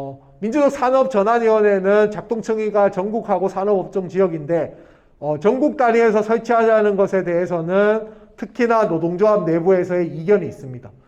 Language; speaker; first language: Korean; native; Korean